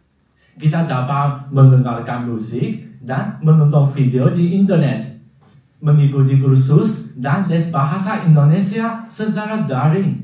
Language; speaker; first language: Indonesian; non-native, fluent; Chinese